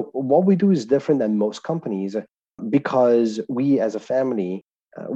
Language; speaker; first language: English; non-native, fluent; Italian